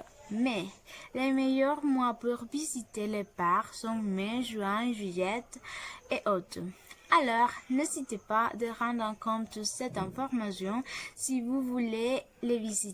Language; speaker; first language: French; non-native, fluent; Spanish